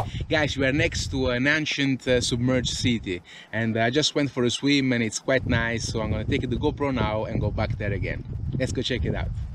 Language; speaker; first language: English; non-native, fluent; Italian